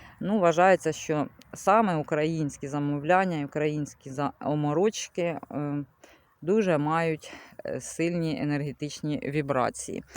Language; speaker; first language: Ukrainian; non-native, local second language; Russian